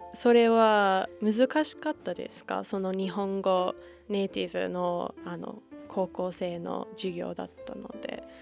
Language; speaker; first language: Japanese; non-native, fluent; English